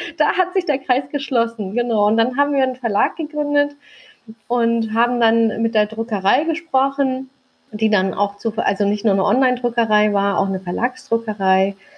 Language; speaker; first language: German; early bilingual, other home language; Turkish